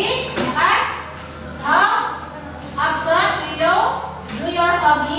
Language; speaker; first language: English; non-native, learner; Indonesian